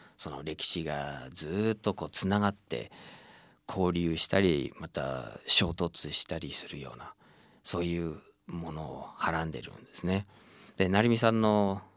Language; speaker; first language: Japanese; non-native, fluent; English